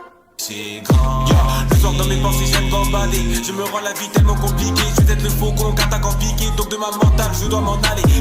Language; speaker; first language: French; native; French